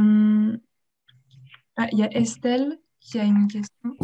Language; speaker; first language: French; native; French